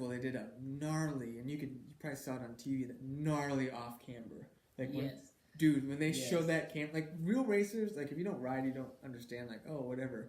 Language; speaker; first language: English; native; English